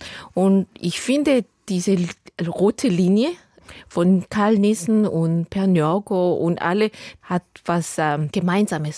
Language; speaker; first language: German; non-native, fluent; Korean